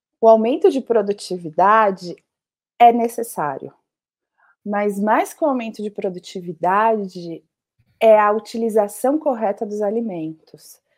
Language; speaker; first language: Portuguese; native; Portuguese